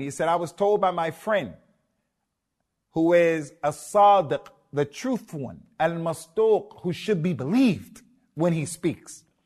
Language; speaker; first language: English; native; English